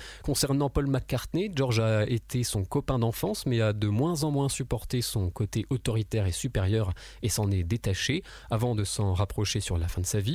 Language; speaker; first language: French; native; French